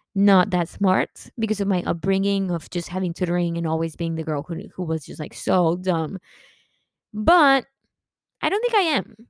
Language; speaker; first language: English; early bilingual, other home language; Spanish